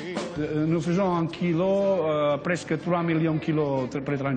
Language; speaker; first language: French; non-native, fluent; Spanish